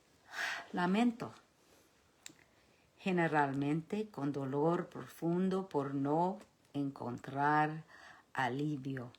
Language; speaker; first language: Spanish; early bilingual, heritage; Spanish